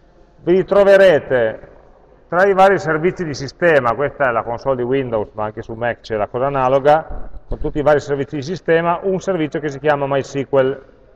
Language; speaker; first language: Italian; native; Italian